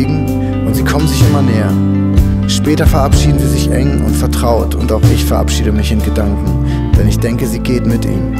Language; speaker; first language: German; native; German